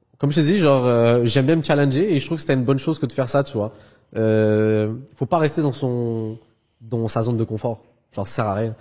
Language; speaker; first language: French; early bilingual, other home language; Arabic